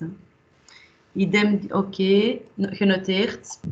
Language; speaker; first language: Dutch; non-native, local second language; French